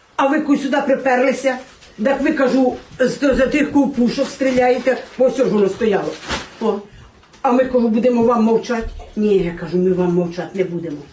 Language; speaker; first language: Ukrainian; native; Ukrainian